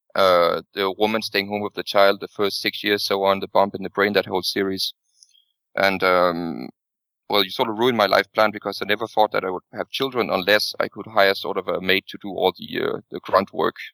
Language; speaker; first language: English; non-native, fluent; Danish